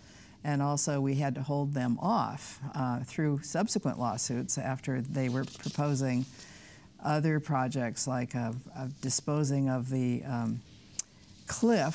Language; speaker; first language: English; native; English